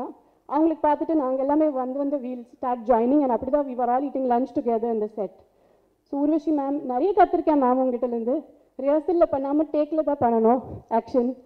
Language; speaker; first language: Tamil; non-native, local second language; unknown